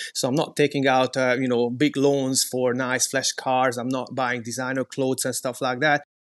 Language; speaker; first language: English; non-native, fluent; Hungarian